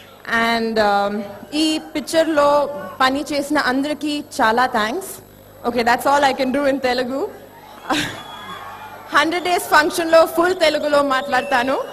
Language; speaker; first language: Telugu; non-native, learner; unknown